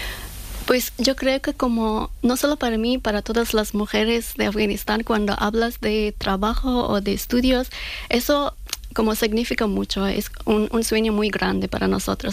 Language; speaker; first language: Spanish; non-native, fluent; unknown